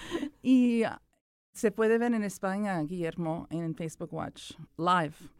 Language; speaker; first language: Spanish; early bilingual, other home language; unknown